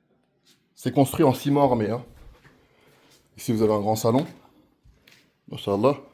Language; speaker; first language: French; non-native, local second language; Arabic